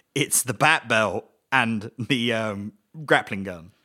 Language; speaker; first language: English; native; English